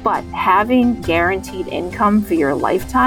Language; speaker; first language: English; native; English